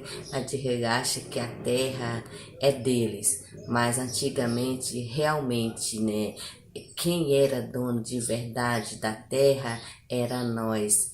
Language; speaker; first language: Portuguese; non-native, local second language; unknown